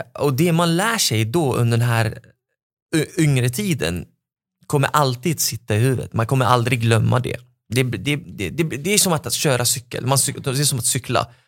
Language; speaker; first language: Swedish; non-native, fluent; Arabic